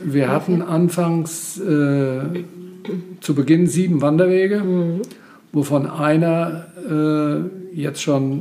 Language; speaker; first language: German; native; German